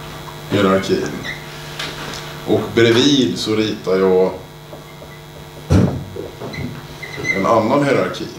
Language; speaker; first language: Swedish; native; Swedish